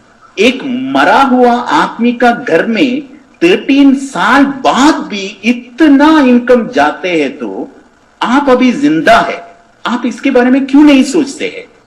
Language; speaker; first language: Hindi; non-native, fluent; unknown